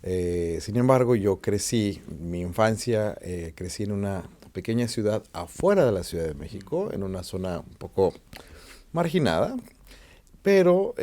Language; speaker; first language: Spanish; native; Spanish